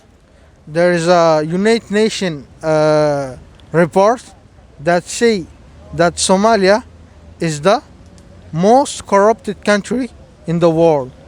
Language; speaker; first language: English; non-native, fluent; Somali